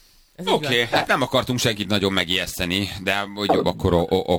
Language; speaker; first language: Hungarian; native; Hungarian